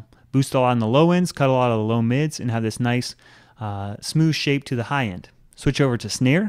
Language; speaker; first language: English; native; English